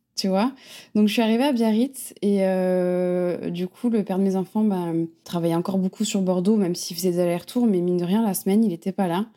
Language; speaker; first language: French; native; French